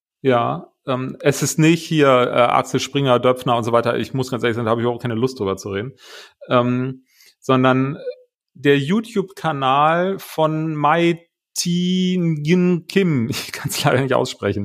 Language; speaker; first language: German; native; German